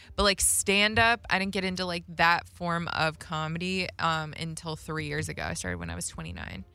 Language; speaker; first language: English; native; English